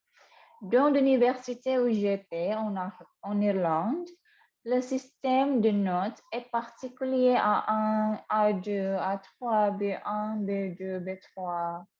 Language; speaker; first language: French; non-native, fluent; Indonesian